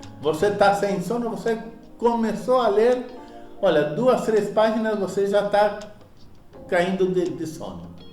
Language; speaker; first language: Portuguese; early bilingual, other home language; Spanish